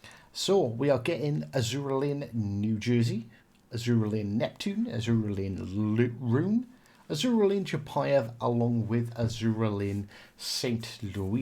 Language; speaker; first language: English; native; English